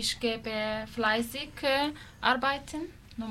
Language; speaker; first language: German; non-native, learner; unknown